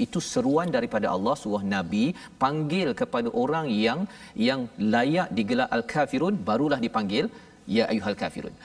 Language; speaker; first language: Malay; native; Malay